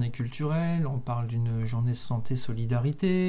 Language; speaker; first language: French; native; French